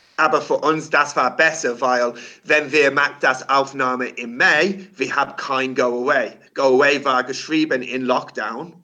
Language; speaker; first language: German; non-native, learner; English